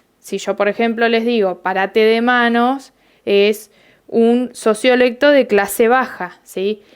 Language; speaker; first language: Spanish; native; Spanish